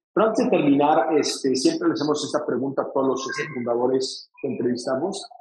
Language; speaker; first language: Spanish; native; Spanish